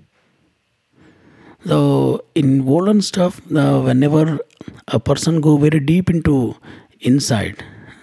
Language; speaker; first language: English; non-native, local second language; Kannada